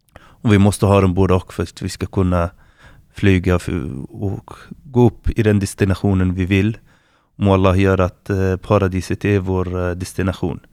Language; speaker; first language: Swedish; non-native, fluent; Arabic